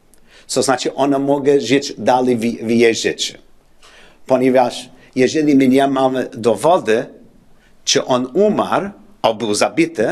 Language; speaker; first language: Polish; non-native, learner; English